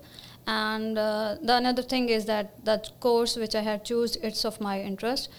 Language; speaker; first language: English; non-native, local second language; Punjabi